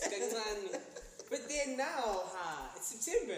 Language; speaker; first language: English; non-native, local second language; Zulu